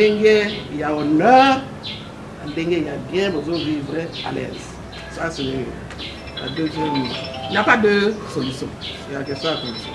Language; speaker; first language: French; non-native, local second language; Lingala